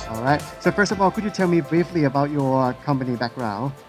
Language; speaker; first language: English; non-native, fluent; Thai